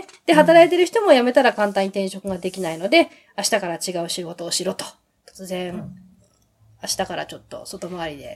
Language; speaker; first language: Japanese; native; Japanese